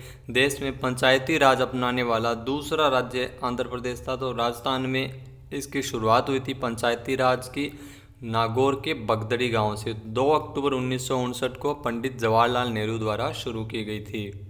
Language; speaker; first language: Hindi; native; Hindi